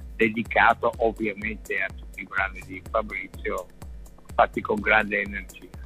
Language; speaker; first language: Italian; non-native, fluent; English